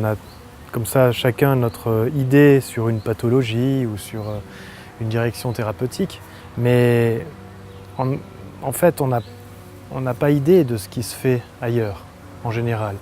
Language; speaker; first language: French; native; French